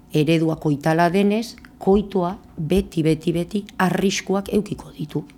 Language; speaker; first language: Basque; native; Basque